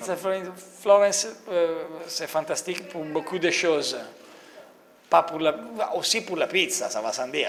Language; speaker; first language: French; non-native, fluent; Italian